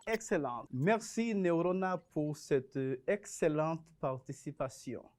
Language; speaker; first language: French; non-native, fluent; Spanish